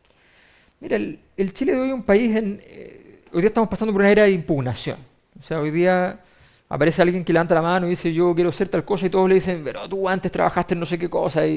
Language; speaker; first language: Spanish; native; Spanish